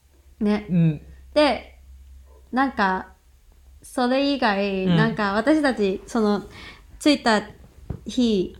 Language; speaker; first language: Japanese; non-native, fluent; Cantonese